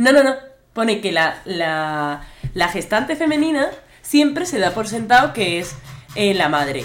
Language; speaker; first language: Spanish; native; Spanish